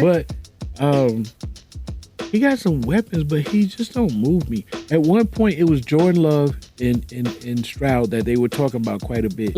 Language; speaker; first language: English; native; English